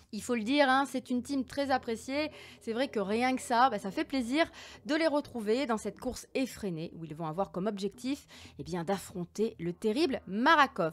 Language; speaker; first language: French; native; French